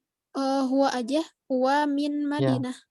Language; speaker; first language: Arabic; non-native, learner; Indonesian